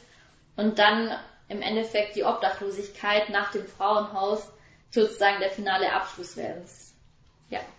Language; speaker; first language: German; native; German